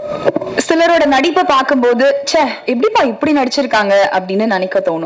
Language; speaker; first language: Tamil; native; Tamil